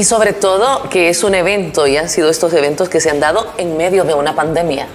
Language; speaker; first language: Spanish; native; Spanish